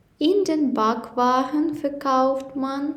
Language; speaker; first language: German; non-native, fluent; Ukrainian